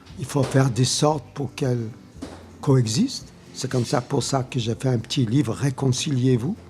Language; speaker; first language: French; non-native, fluent; Polish